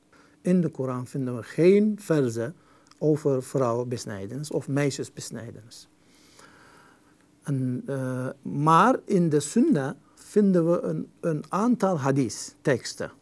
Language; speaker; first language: Dutch; non-native, fluent; Turkish